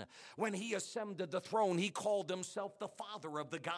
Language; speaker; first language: English; native; English